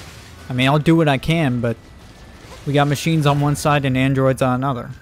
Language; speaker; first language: English; native; English